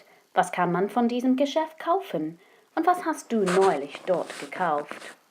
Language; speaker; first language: German; non-native, fluent; English